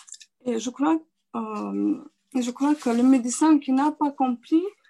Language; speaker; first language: French; non-native, fluent; Romanian